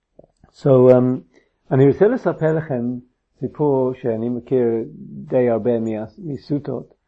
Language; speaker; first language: Hebrew; non-native, fluent; English